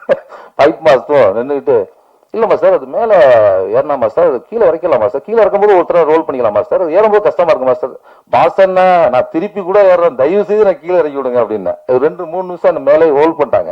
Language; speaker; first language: Tamil; native; Tamil